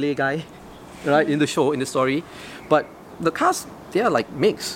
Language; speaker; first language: English; non-native, local second language; Malay